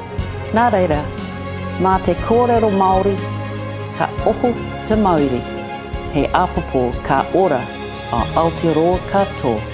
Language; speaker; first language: Māori; non-native, learner; English